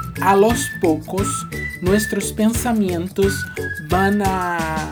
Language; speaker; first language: Spanish; non-native, fluent; Portuguese